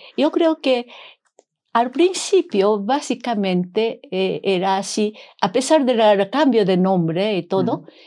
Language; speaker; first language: Spanish; non-native, fluent; Japanese